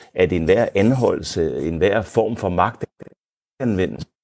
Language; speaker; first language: Danish; non-native, fluent; Dutch